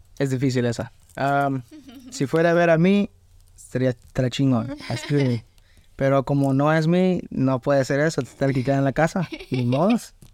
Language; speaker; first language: Spanish; early bilingual, heritage; Spanish